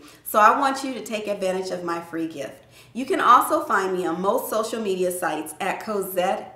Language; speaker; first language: English; native; English